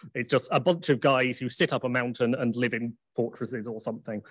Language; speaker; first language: English; native; English